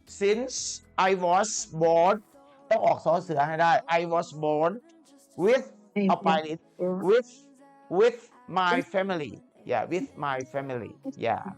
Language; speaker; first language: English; non-native, fluent; Thai